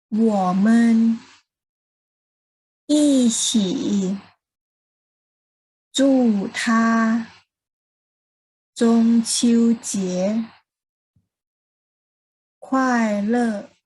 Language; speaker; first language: Chinese; non-native, fluent; Thai